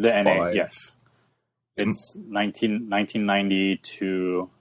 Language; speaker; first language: English; native; English